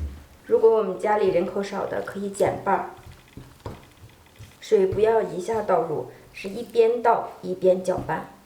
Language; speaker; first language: Chinese; native; Chinese